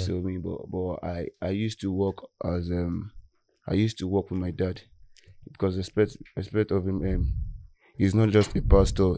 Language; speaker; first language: English; non-native, local second language; Yoruba